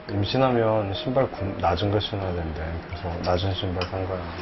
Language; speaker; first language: Korean; native; Korean